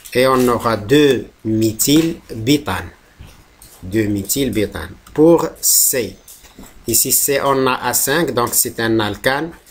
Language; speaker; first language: French; non-native, local second language; Arabic